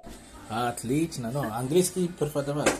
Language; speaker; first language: Russian; non-native, learner; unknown